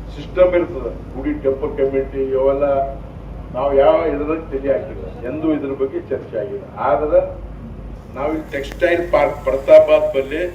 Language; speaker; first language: Kannada; non-native, local second language; Lambadi